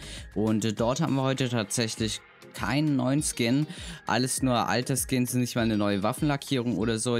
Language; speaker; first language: German; native; German